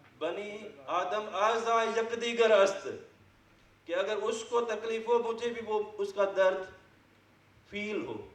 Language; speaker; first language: Urdu; non-native, local second language; Sindhi